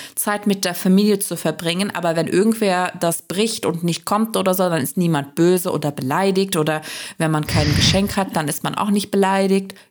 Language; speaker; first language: German; non-native, fluent; Turkish